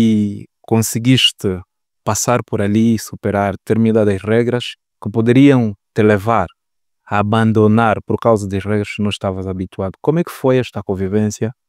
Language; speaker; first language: Portuguese; native; Portuguese